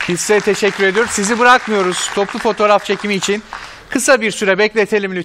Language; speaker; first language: Turkish; native; Turkish